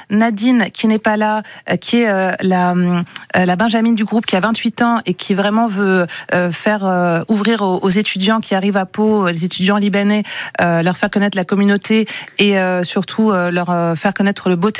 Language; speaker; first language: French; non-native, local second language; Arabic